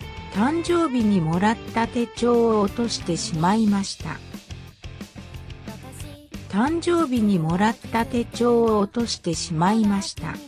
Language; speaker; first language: Japanese; non-native, learner; English